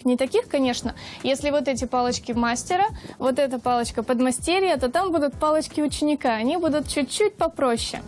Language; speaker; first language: Russian; native; Russian